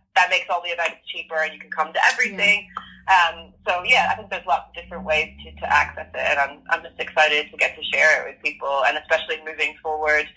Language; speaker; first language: English; native; English